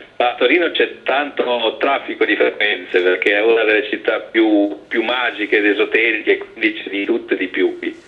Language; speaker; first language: Italian; native; Italian